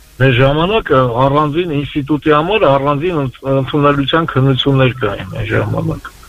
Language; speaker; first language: Armenian; native; Armenian